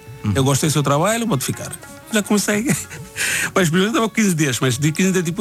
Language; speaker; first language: Portuguese; non-native, learner; Bangla